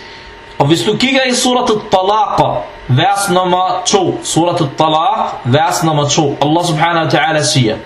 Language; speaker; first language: Danish; non-native, fluent; Arabic